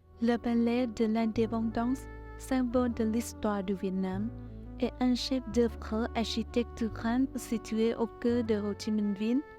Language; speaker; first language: French; non-native, fluent; Vietnamese